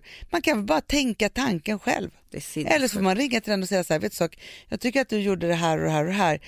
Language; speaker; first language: Swedish; native; Swedish